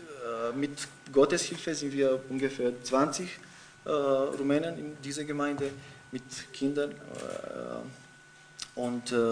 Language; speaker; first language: German; non-native, fluent; Romanian